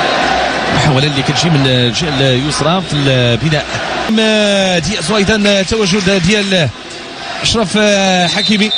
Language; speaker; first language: Arabic; native; Arabic